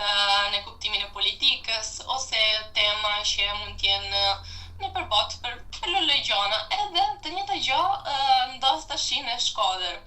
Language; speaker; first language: Albanian; non-native, fluent; Italian